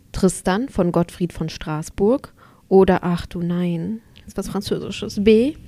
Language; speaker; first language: German; early bilingual, other home language; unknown